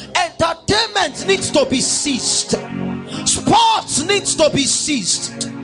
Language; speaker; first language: English; non-native, local second language; Yoruba